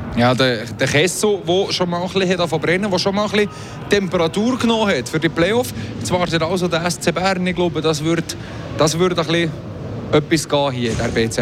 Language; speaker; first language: German; native; German